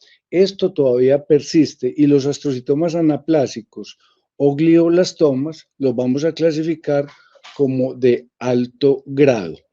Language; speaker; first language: Spanish; native; Spanish